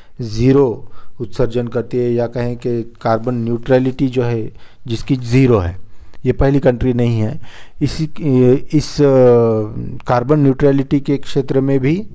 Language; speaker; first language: Hindi; non-native, local second language; Marathi